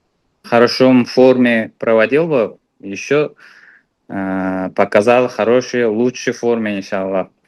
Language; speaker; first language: Russian; non-native, fluent; Uzbek